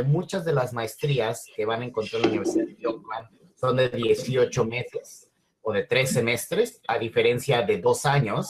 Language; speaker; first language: Spanish; native; Spanish